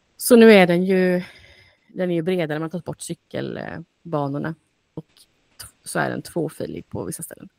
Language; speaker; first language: Swedish; native; Swedish